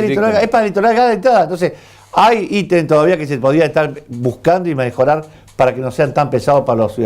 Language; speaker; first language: Spanish; native; Spanish